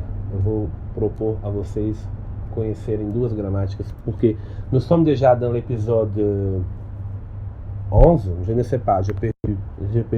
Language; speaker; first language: French; non-native, learner; Portuguese